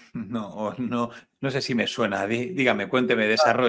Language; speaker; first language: Spanish; native; Spanish